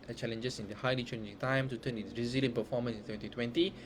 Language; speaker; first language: English; non-native, local second language; Malay